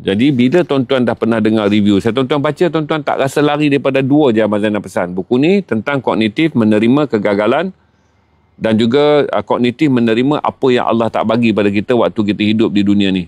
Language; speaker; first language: Malay; native; Malay